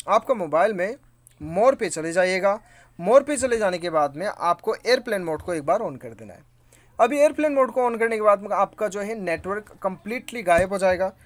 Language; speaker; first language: Hindi; native; Hindi